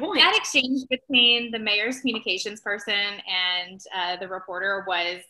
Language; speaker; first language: English; native; English